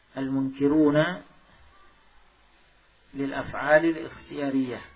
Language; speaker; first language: Arabic; non-native, fluent; Indonesian